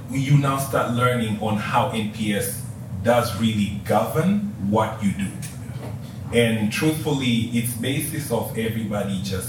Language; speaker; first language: English; non-native, local second language; Swahili